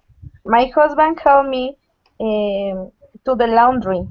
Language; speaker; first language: English; non-native, learner; Spanish